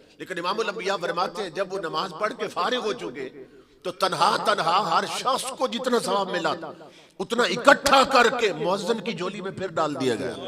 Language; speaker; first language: Urdu; non-native, local second language; Punjabi